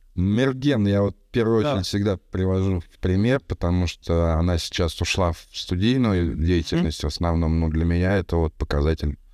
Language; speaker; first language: Russian; native; Russian